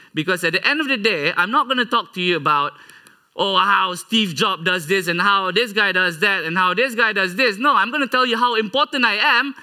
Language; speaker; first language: English; non-native, local second language; Malay